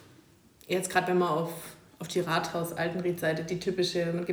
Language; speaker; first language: German; native; German